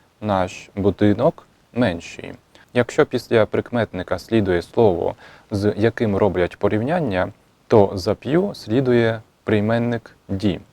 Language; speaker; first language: Ukrainian; non-native, fluent; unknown